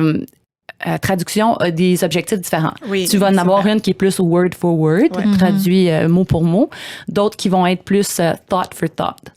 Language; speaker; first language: French; native; French